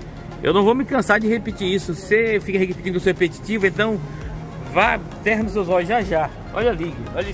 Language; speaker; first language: Portuguese; native; Portuguese